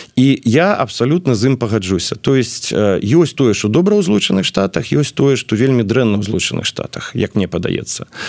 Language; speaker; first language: Belarusian; non-native, local second language; Russian